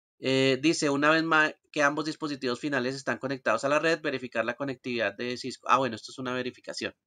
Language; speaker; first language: Spanish; native; Spanish